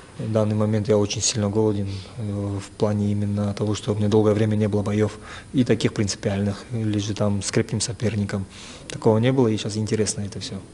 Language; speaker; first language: Russian; non-native, local second language; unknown